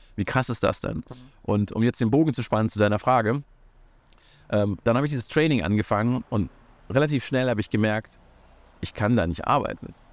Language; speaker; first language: German; early bilingual, other home language; Russian